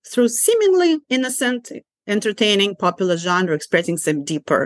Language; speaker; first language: English; non-native, fluent; Ukrainian